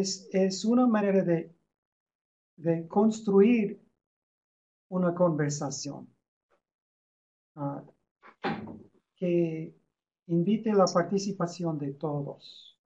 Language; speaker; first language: Spanish; non-native, fluent; English